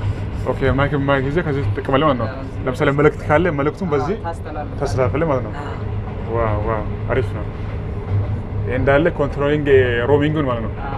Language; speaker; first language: Amharic; non-native, local second language; Oromo